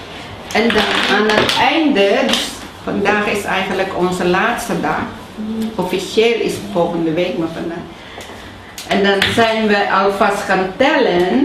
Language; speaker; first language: Dutch; non-native, learner; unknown